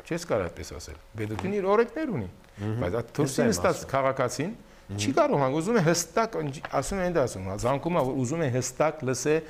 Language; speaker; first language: Armenian; early bilingual, heritage; Armenian